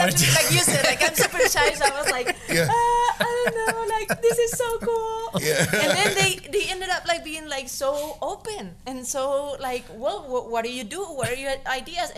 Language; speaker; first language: English; non-native, fluent; Spanish